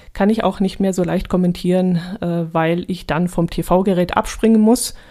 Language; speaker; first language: German; native; German